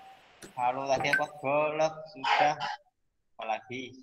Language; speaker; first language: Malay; non-native, local second language; Javanese